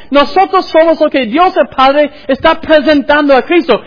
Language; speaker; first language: Spanish; non-native, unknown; English